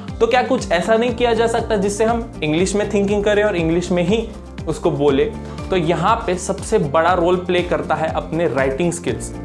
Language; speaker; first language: Hindi; non-native, local second language; Marathi